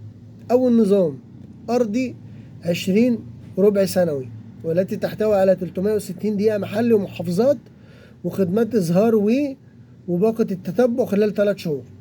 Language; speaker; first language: Arabic; native; Arabic